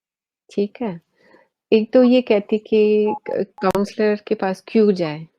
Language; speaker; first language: Hindi; early bilingual, heritage; Hindi